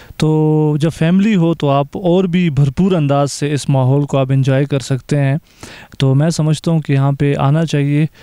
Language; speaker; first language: Urdu; non-native, local second language; Pashto